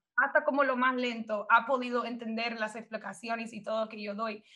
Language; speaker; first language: Spanish; non-native, fluent; English